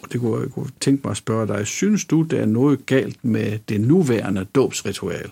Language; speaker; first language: Danish; native; Danish